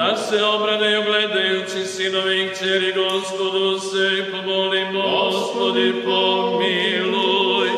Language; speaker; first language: Bosnian; native; Bosnian